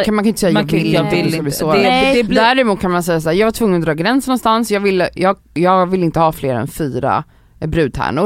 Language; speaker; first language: Swedish; native; Swedish